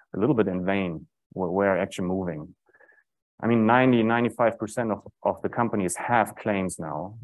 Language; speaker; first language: English; non-native, fluent; German